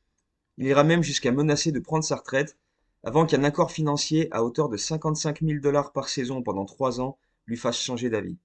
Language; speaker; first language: French; native; French